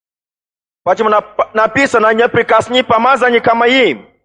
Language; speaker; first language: Russian; non-native, fluent; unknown